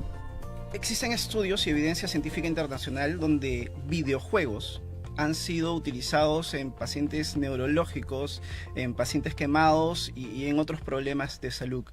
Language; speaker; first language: Spanish; native; Spanish